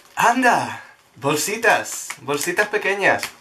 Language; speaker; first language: Spanish; native; Spanish